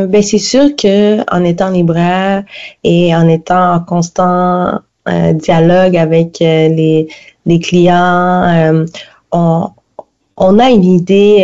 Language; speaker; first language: French; native; French